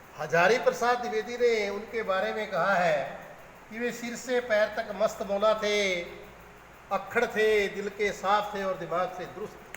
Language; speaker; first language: Hindi; native; Hindi